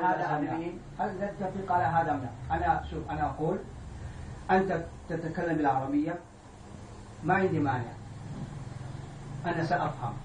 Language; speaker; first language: Arabic; non-native, fluent; Morisyen